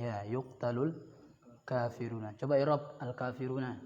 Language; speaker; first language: Arabic; non-native, fluent; Indonesian